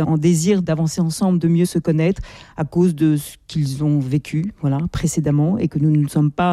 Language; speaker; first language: French; native; French